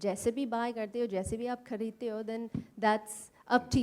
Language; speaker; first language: Hindi; early bilingual, heritage; English